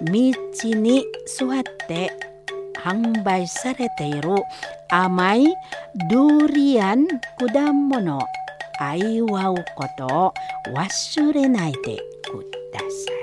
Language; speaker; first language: Japanese; non-native, learner; Indonesian